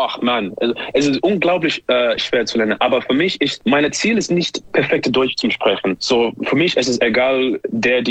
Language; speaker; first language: German; non-native, learner; English